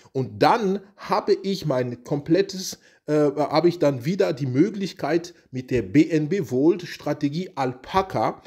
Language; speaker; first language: German; non-native, fluent; French